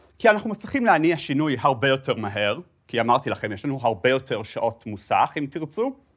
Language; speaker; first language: Hebrew; native; Hebrew